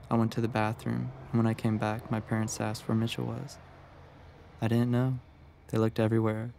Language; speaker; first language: English; native; English